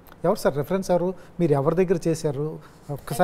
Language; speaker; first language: Telugu; native; Telugu